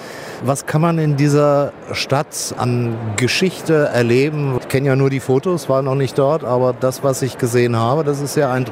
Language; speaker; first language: German; native; German